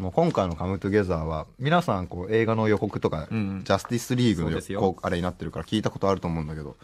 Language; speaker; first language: Japanese; native; Japanese